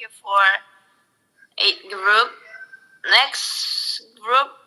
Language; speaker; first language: English; non-native, local second language; Indonesian